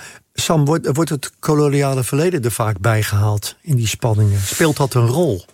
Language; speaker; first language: Dutch; native; Dutch